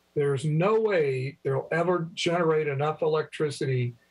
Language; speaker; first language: English; native; English